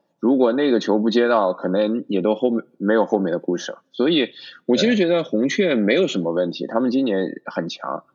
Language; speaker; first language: Chinese; native; Chinese